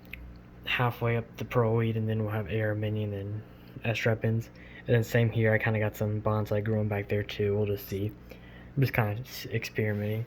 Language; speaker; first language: English; native; English